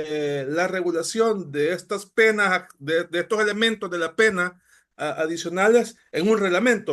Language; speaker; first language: Spanish; native; Spanish